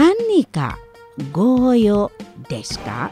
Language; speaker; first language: Japanese; non-native, fluent; Indonesian